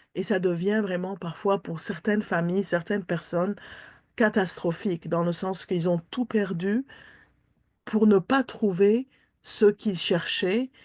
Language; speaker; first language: French; non-native, local second language; Armenian